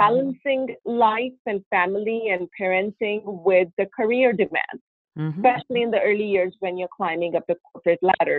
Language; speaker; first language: English; non-native, local second language; Hindi